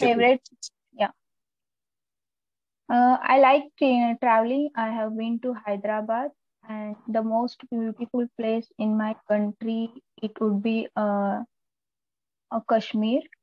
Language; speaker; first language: English; non-native, local second language; Marathi